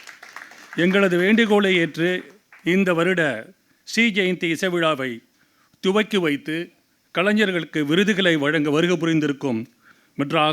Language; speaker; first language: Tamil; native; Tamil